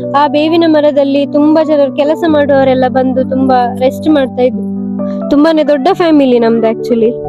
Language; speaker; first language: Kannada; native; Kannada